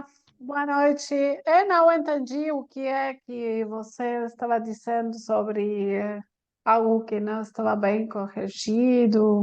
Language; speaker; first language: Portuguese; non-native, fluent; Spanish